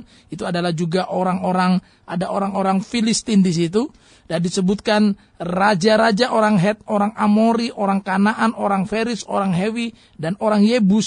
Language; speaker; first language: Indonesian; native; Indonesian